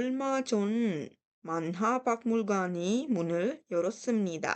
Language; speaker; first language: Korean; non-native, fluent; Sinhala